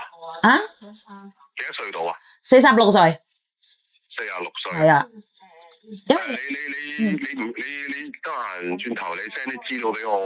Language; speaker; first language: Cantonese; native; Cantonese